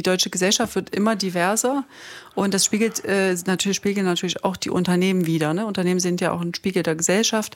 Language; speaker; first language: German; native; German